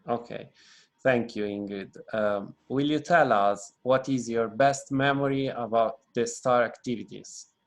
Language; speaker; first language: English; non-native, fluent; Italian